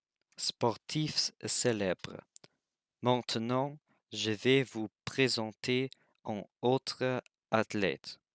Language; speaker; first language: French; non-native, learner; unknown